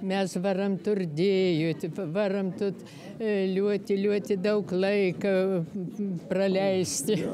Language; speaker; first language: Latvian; non-native, local second language; Lithuanian